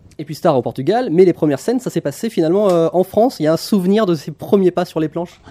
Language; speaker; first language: French; native; French